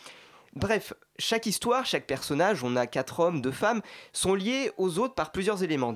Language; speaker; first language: French; native; French